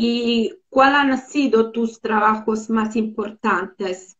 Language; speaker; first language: Spanish; non-native, fluent; Italian